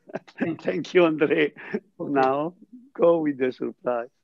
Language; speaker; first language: English; non-native, fluent; Italian